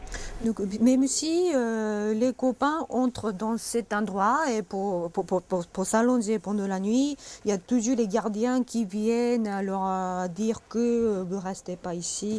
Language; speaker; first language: French; non-native, fluent; Japanese